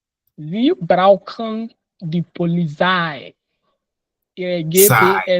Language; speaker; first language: German; non-native, learner; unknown